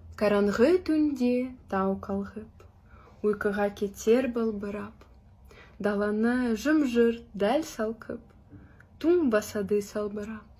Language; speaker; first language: Kazakh; non-native, learner; Russian